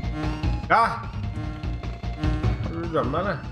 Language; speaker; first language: Swedish; native; Swedish